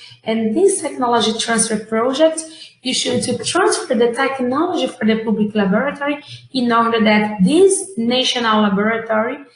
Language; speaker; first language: English; non-native, fluent; Portuguese